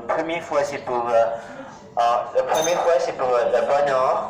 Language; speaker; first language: French; non-native, learner; Chinese